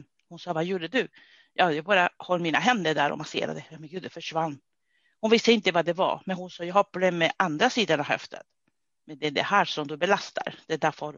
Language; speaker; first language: Swedish; non-native, fluent; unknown